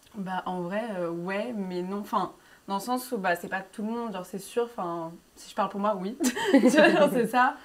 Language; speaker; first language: French; early bilingual, other home language; Portuguese